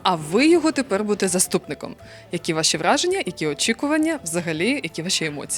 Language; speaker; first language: Ukrainian; native; Ukrainian